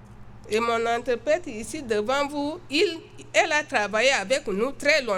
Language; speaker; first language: French; non-native, local second language; Sango